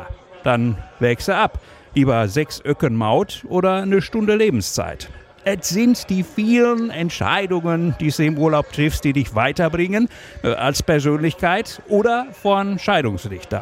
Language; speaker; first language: German; native; German